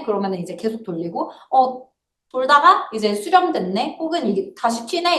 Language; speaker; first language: Korean; native; Korean